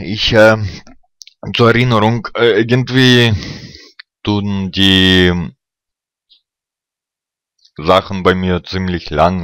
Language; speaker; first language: German; non-native, fluent; Russian